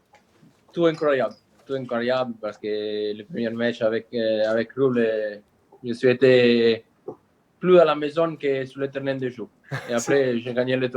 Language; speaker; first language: French; non-native, learner; Italian